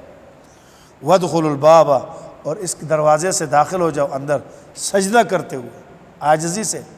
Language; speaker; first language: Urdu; native; Urdu